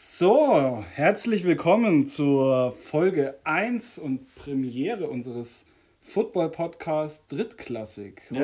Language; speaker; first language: German; native; German